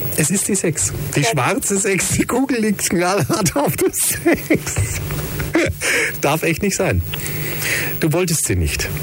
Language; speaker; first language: German; native; German